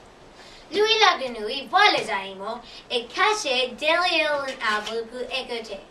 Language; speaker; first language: French; non-native, learner; English